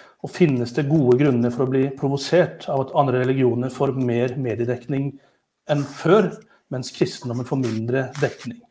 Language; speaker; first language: Norwegian; native; Norwegian